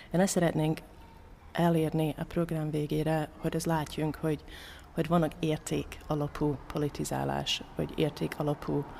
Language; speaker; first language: Hungarian; non-native, fluent; English